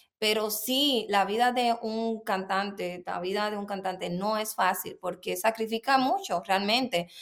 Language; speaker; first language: Spanish; native; Spanish